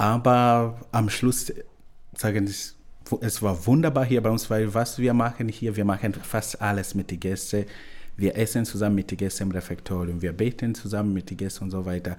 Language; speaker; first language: German; non-native, learner; Swahili